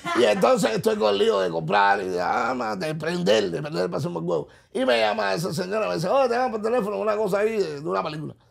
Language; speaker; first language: Spanish; native; Spanish